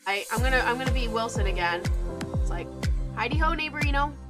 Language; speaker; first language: English; native; English